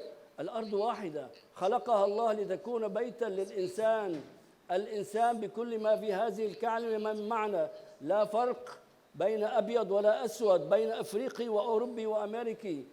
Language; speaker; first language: Arabic; native; Arabic